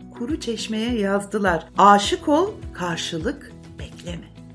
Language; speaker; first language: Turkish; native; Turkish